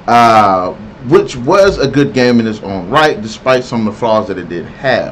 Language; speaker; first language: English; native; English